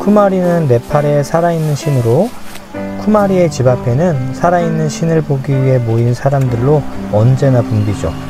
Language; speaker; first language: Korean; native; Korean